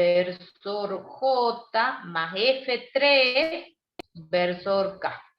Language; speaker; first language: Spanish; native; Spanish